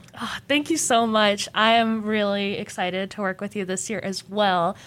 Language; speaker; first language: English; native; English